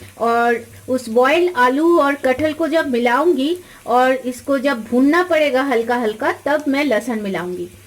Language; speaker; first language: Hindi; non-native, local second language; Bangla